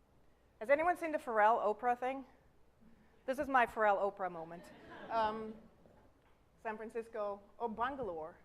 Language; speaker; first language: English; non-native, fluent; German